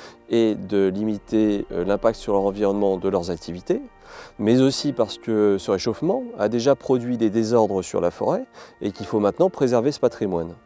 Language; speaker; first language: French; native; French